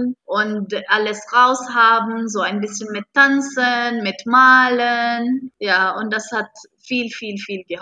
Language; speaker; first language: German; non-native, fluent; Arabic